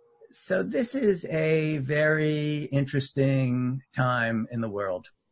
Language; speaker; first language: English; native; English